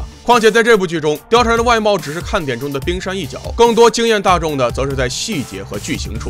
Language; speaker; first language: Chinese; native; Chinese